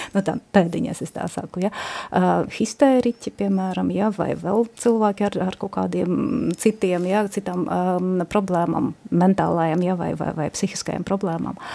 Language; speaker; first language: Latvian; non-native, local second language; Russian